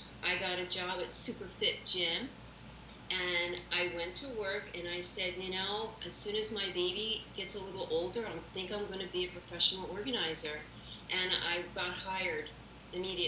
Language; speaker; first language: English; native; English